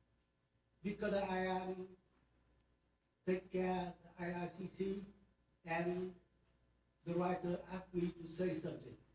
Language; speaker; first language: English; non-native, learner; Vietnamese